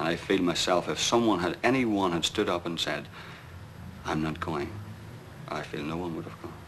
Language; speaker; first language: English; native; English